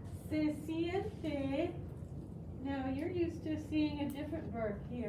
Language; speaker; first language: English; native; English